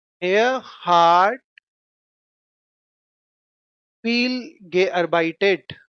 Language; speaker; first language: German; non-native, fluent; Hindi